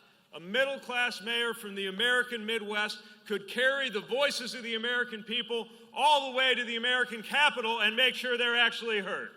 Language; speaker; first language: English; native; English